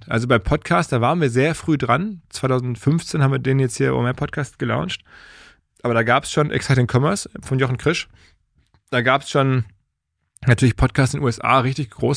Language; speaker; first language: German; native; German